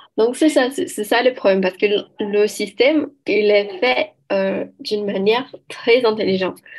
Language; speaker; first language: French; non-native, learner; Portuguese